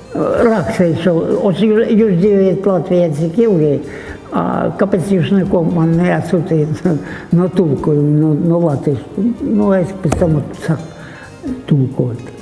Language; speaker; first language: Latvian; non-native, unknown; Ukrainian